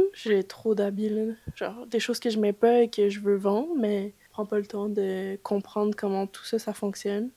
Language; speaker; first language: French; native; French